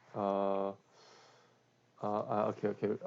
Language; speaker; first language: English; non-native, learner; Korean